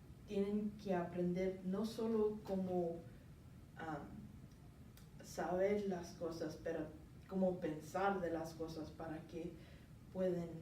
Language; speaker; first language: Spanish; non-native, learner; English